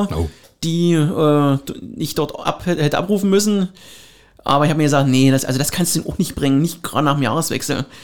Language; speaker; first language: German; native; German